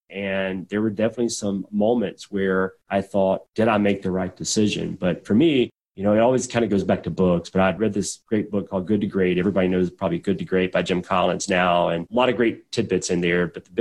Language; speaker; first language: English; native; English